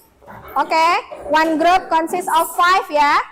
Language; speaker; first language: English; non-native, fluent; Indonesian